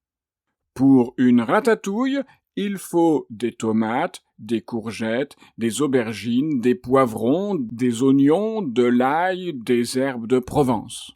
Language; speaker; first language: French; native; French